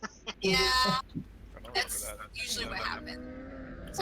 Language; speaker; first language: English; native; English